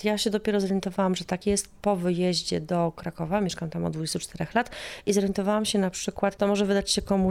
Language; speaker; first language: Polish; native; Polish